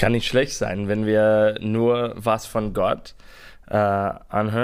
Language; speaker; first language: German; non-native, learner; English